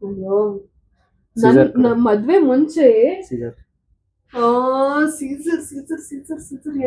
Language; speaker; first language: Kannada; non-native, learner; Marathi